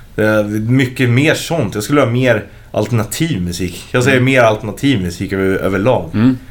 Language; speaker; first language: Swedish; native; Swedish